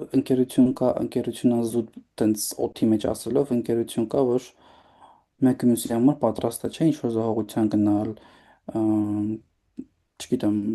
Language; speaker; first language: Armenian; native; Armenian